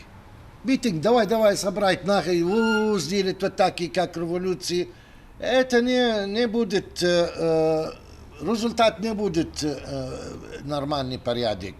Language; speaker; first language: Russian; non-native, learner; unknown